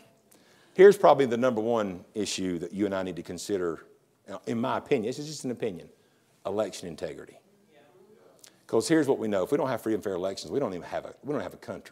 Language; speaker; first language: English; native; English